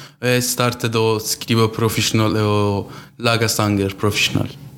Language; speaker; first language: Norwegian; non-native, learner; Central Kurdish